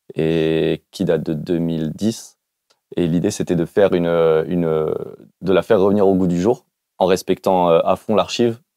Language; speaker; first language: French; native; French